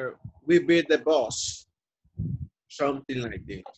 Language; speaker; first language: English; non-native, learner; Spanish